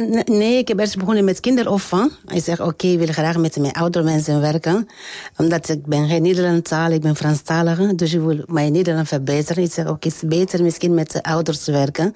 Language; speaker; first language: Dutch; non-native, learner; French